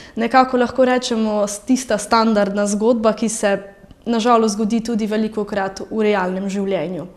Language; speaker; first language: Slovenian; early bilingual, other home language; French